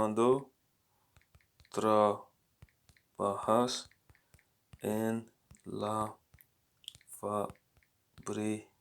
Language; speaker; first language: Spanish; non-native, learner; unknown